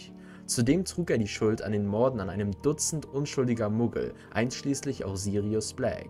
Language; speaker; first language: German; native; German